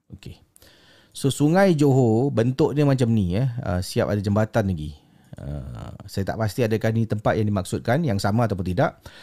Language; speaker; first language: Malay; native; Malay